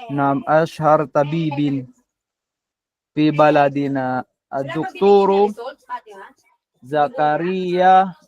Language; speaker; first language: Arabic; non-native, fluent; Filipino